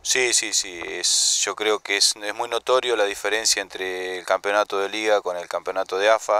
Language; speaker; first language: Spanish; native; Spanish